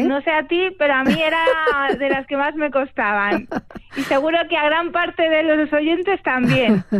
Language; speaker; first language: Spanish; native; Spanish